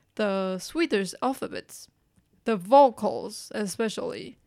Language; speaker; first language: English; non-native, fluent; Chinese